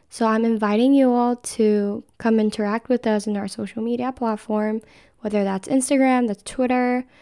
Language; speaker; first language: English; non-native, fluent; Chinese